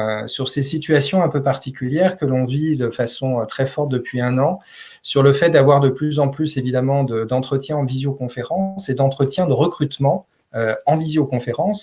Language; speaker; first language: French; native; French